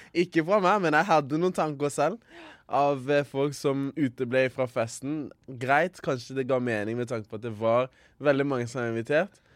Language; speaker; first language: Norwegian; early bilingual, other home language; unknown